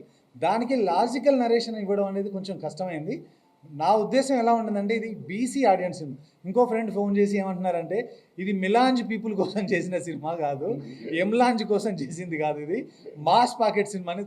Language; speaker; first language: Telugu; native; Telugu